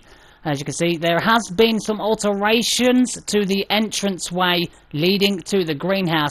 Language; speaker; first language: English; native; English